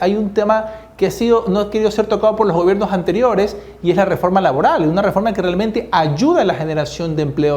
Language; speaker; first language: Spanish; native; Spanish